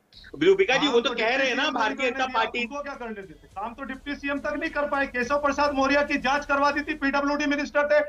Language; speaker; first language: Hindi; native; Hindi